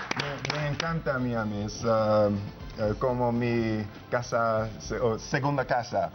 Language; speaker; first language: Spanish; non-native, learner; English